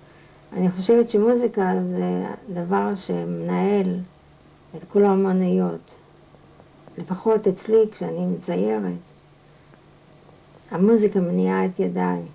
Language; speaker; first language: Hebrew; non-native, fluent; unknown